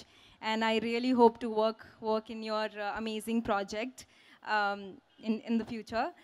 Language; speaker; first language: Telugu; non-native, learner; Hindi